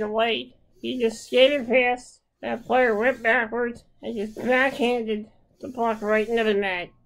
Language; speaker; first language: English; native; English